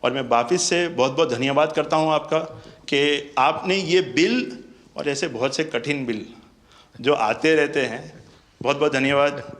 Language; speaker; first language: Hindi; non-native, local second language; Gujarati